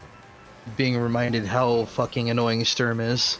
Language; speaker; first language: English; native; English